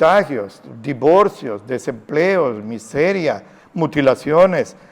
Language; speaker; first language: Spanish; native; Spanish